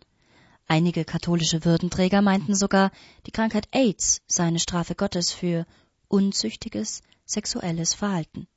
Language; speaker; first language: German; native; German